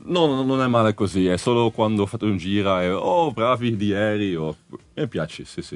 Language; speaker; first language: Italian; non-native, learner; Dutch